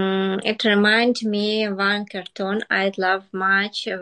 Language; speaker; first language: English; non-native, learner; Ukrainian